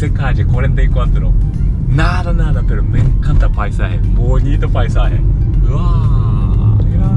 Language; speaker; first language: Spanish; non-native, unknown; Japanese